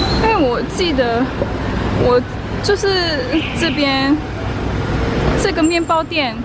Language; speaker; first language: Chinese; non-native, fluent; Korean